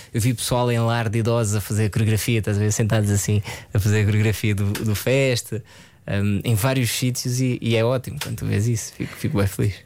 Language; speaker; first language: Portuguese; early bilingual, other home language; French